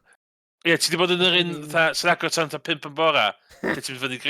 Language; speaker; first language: Welsh; native; Welsh